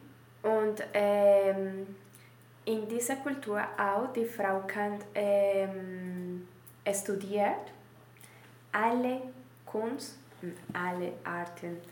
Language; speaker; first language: German; non-native, learner; Spanish